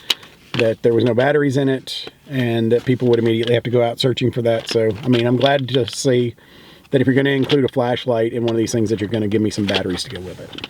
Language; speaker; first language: English; native; English